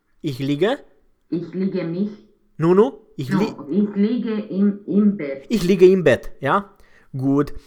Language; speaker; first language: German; non-native, fluent; Romanian